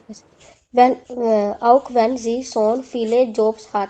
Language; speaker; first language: German; non-native, learner; Hindi